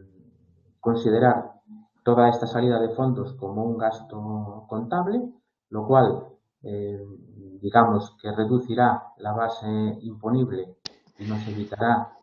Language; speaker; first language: Spanish; native; Spanish